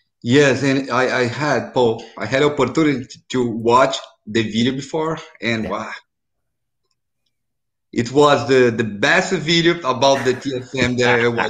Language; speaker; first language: English; non-native, learner; Portuguese